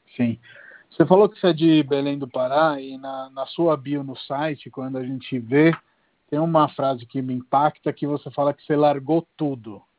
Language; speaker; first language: Portuguese; non-native, fluent; Italian